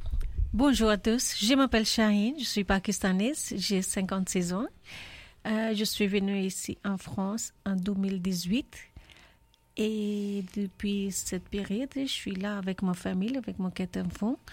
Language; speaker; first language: French; non-native, learner; Urdu